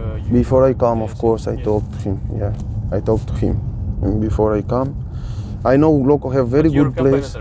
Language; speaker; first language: English; non-native, fluent; Portuguese